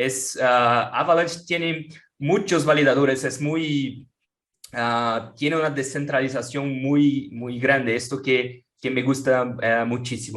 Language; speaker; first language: Spanish; non-native, fluent; Portuguese